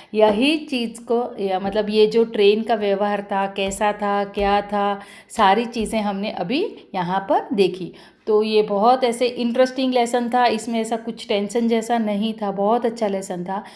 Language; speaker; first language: Hindi; non-native, local second language; Marathi